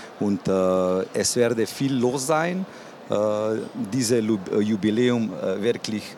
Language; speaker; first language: German; non-native, learner; Slovenian